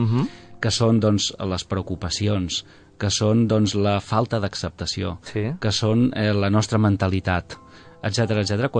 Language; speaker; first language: Catalan; native; Catalan